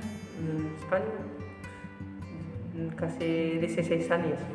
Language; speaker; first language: Spanish; non-native, learner; Arabic